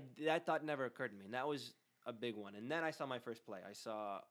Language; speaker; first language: English; early bilingual, other home language; Spanish